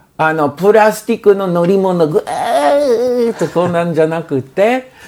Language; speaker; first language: Japanese; non-native, fluent; English